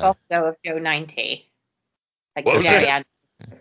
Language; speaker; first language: English; native; English